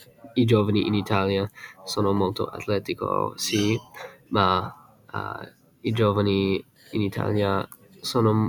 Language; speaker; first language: Italian; non-native, learner; English